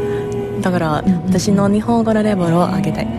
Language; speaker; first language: Japanese; non-native, learner; English